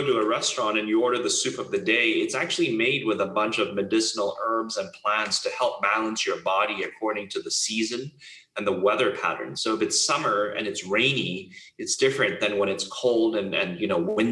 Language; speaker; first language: English; non-native, local second language; Cantonese